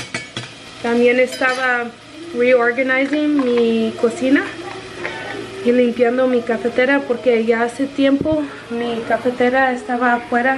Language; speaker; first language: Spanish; early bilingual, heritage; English